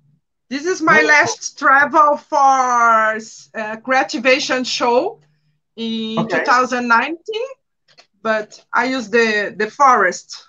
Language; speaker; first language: English; non-native, learner; Portuguese